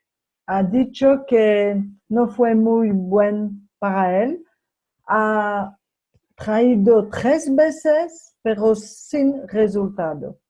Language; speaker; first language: Spanish; non-native, fluent; French